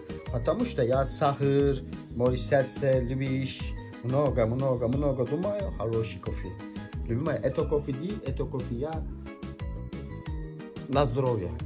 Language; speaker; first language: Russian; non-native, learner; Turkish